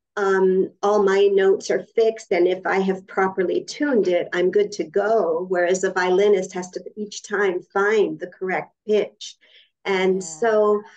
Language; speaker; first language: English; native; English